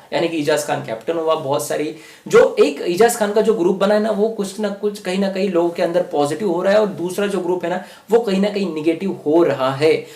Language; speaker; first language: Hindi; non-native, local second language; Marathi